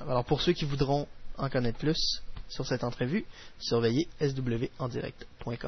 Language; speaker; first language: French; native; French